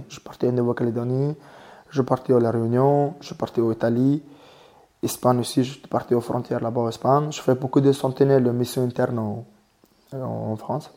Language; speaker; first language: French; non-native, learner; Mongolian